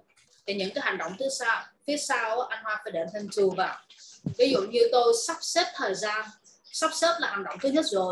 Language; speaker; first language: Vietnamese; native; Vietnamese